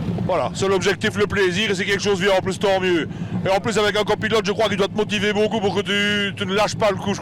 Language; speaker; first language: French; native; French